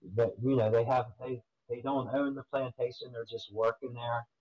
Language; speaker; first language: English; native; English